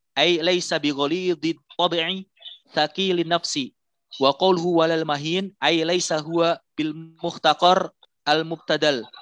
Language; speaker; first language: Arabic; non-native, fluent; Indonesian